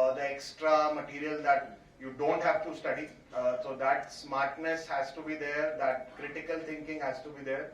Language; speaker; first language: Marathi; non-native, local second language; Hindi